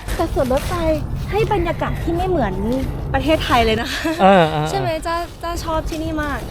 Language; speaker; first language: Thai; early bilingual, other home language; Italian